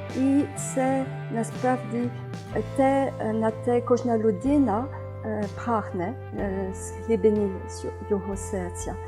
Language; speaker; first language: Ukrainian; non-native, fluent; French